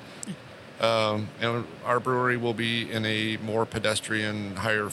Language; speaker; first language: English; native; English